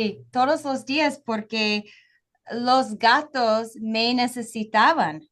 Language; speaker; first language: Spanish; non-native, fluent; English